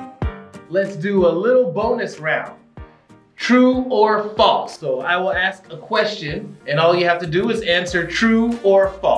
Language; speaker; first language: English; non-native, fluent; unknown